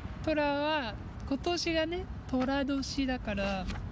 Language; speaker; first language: Japanese; native; Japanese